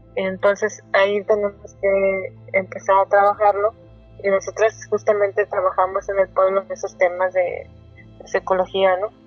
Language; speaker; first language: Spanish; non-native, local second language; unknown